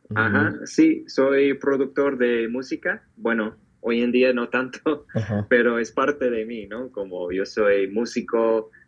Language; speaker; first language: Spanish; non-native, fluent; English